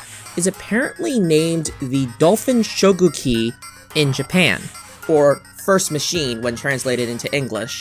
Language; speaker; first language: English; native; English